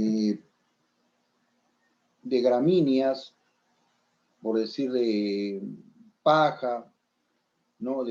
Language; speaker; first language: Spanish; native; Spanish